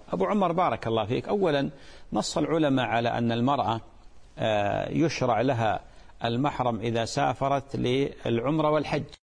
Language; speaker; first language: Arabic; native; Arabic